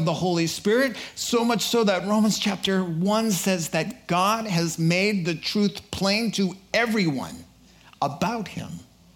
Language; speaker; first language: English; native; English